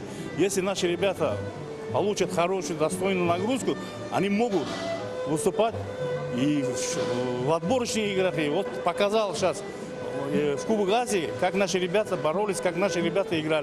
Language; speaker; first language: Russian; non-native, local second language; Tajik